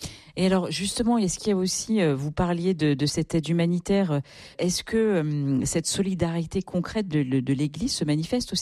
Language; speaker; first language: French; native; French